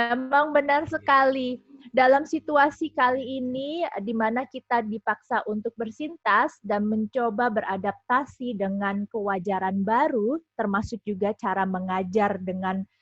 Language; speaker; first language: Indonesian; native; Indonesian